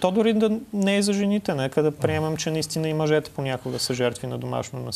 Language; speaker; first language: Bulgarian; native; Bulgarian